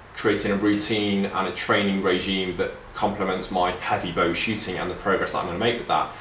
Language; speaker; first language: English; native; English